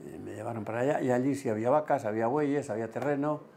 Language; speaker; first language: Spanish; native; Spanish